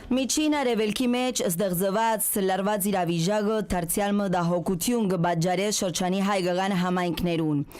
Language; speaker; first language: Armenian; early bilingual, heritage; Armenian